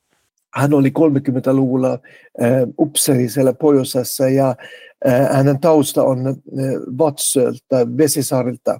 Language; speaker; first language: Finnish; non-native, fluent; Norwegian